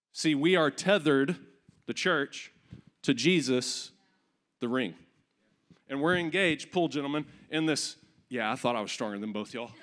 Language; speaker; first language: English; native; English